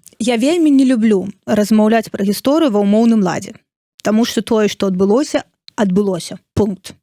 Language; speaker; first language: Belarusian; non-native, local second language; Russian